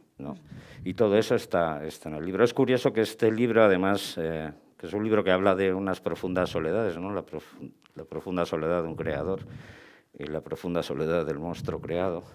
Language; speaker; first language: Spanish; native; Spanish